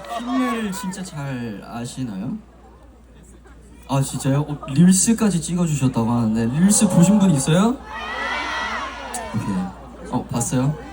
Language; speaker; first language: Korean; early bilingual, heritage; Korean